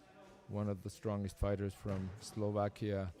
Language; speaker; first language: English; non-native, fluent; German